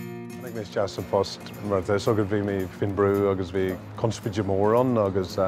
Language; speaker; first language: Irish; non-native, local second language; English